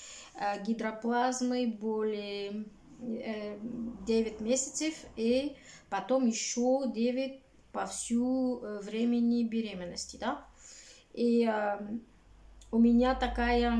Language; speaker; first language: Russian; non-native, learner; Bulgarian